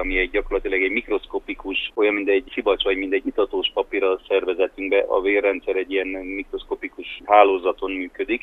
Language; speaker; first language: Hungarian; native; Hungarian